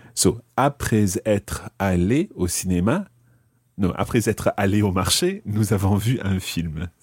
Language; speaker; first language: French; non-native, fluent; English